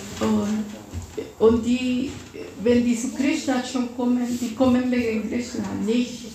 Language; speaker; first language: German; non-native, fluent; Russian